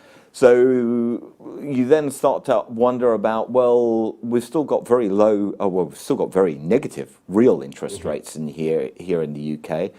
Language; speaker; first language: English; native; English